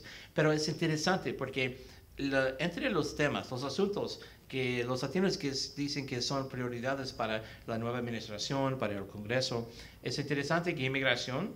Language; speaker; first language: Spanish; early bilingual, heritage; Spanish